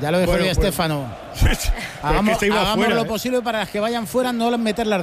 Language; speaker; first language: Spanish; native; Spanish